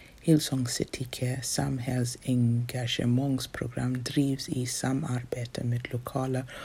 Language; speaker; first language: Swedish; non-native, fluent; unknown